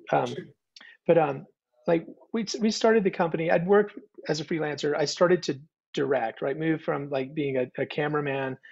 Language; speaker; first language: English; native; English